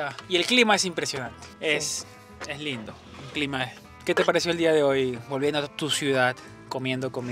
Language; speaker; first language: Spanish; native; Spanish